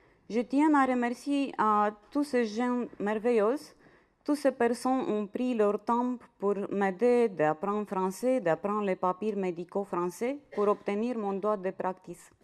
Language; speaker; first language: French; non-native, fluent; Romanian